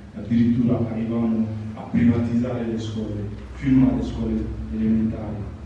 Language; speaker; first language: Italian; non-native, fluent; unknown